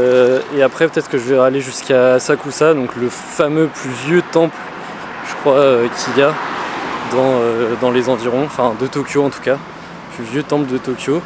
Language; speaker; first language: French; native; French